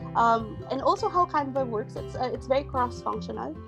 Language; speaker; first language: English; non-native, local second language; Filipino